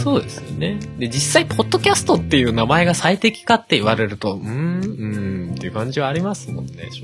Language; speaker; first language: Japanese; native; Japanese